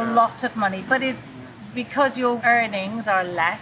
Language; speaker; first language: English; native; English